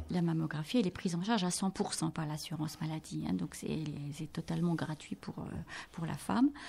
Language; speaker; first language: French; native; French